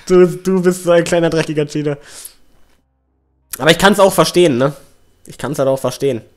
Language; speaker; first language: German; native; German